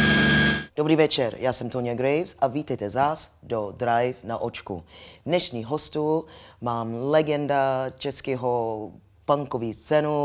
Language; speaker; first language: Czech; non-native, learner; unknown